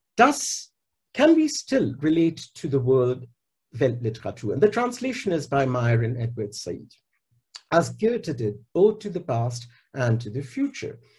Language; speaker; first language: English; non-native, local second language; Hindi